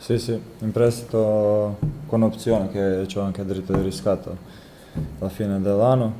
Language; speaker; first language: Italian; non-native, fluent; Croatian